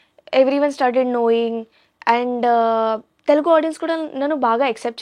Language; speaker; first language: Telugu; non-native, learner; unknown